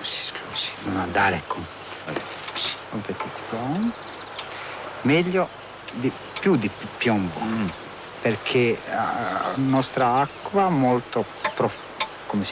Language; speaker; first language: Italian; non-native, learner; Croatian